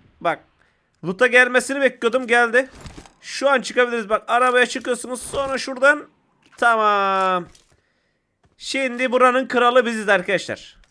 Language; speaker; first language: Turkish; native; Turkish